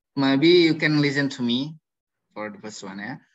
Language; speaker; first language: English; non-native, fluent; Indonesian